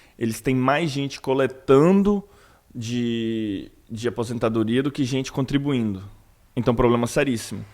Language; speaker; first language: Portuguese; native; Portuguese